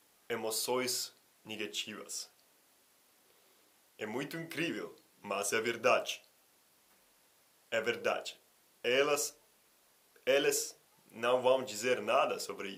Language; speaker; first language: Portuguese; non-native, fluent; Russian